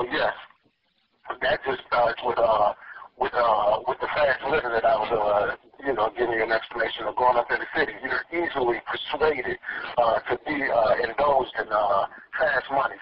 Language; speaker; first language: English; native; English